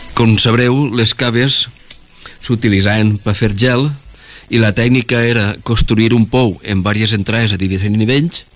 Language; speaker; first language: Catalan; native; Catalan